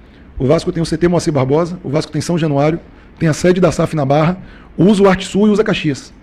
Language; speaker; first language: Portuguese; native; Portuguese